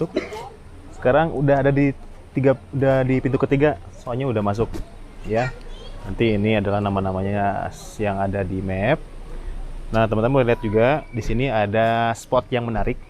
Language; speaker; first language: Indonesian; native; Indonesian